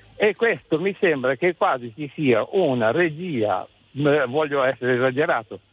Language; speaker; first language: Italian; native; Italian